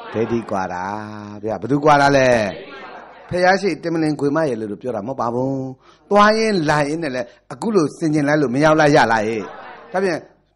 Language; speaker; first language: Burmese; native; Burmese